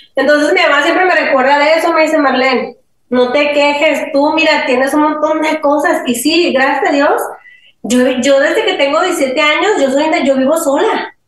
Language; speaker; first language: Spanish; early bilingual, heritage; Spanish